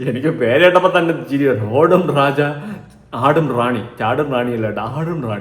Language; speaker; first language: Malayalam; native; Malayalam